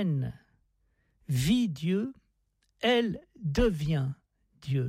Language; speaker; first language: French; native; French